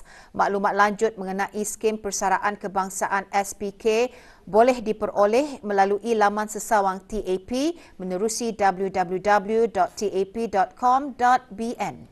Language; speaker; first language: Malay; native; Malay